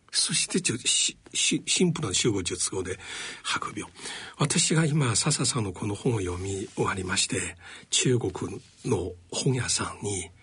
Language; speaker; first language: Japanese; non-native, fluent; Chinese